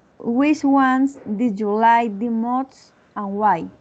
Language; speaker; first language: English; non-native, learner; Spanish